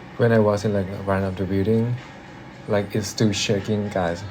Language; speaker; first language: English; non-native, fluent; Thai